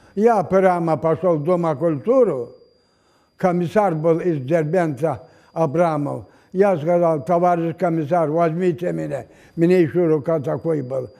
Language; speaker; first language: Russian; non-native, local second language; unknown